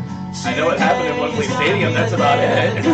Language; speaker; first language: English; native; English